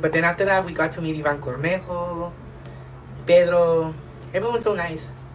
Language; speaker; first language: English; early bilingual, other home language; Spanish